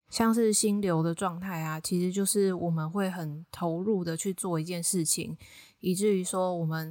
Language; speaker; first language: Chinese; native; Chinese